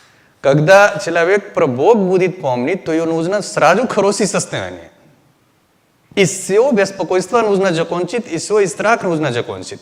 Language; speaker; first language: Russian; non-native, learner; Hindi